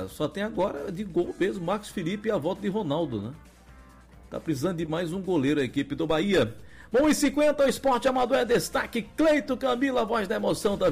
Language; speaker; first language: Portuguese; native; Portuguese